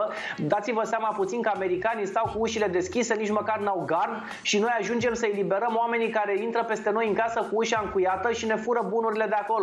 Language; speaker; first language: Romanian; native; Romanian